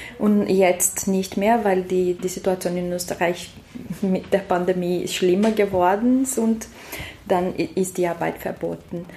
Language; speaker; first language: German; non-native, learner; Portuguese